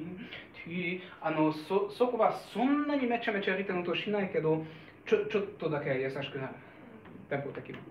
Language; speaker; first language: Japanese; non-native, fluent; Hungarian